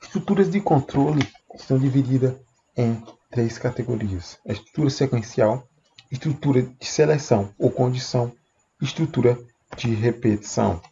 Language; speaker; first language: Portuguese; native; Portuguese